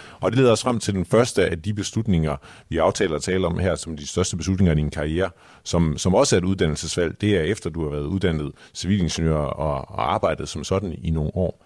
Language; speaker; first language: Danish; native; Danish